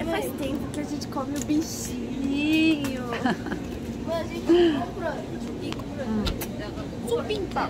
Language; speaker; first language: Portuguese; early bilingual, heritage; Portuguese